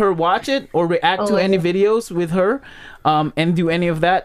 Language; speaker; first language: English; non-native, local second language; Pampanga